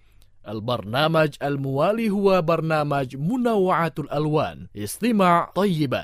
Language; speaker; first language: Arabic; non-native, fluent; Indonesian